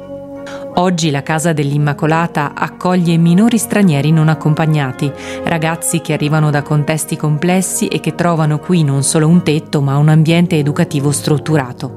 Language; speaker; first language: Italian; native; Italian